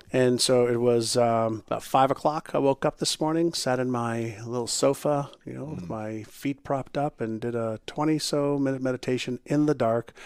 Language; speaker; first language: English; non-native, fluent; Hebrew